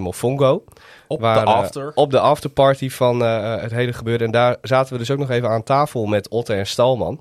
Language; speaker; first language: Dutch; native; Dutch